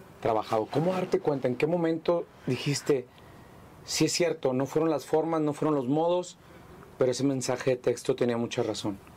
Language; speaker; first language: Spanish; native; Spanish